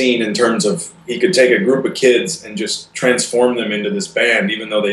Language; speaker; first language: English; native; English